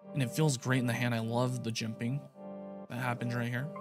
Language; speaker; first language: English; native; English